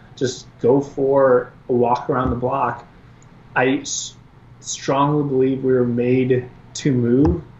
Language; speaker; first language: English; early bilingual, other home language; Albanian